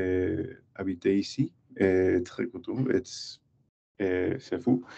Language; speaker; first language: French; non-native, learner; English